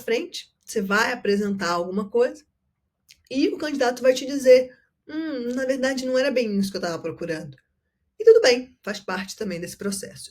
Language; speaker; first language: Portuguese; native; Portuguese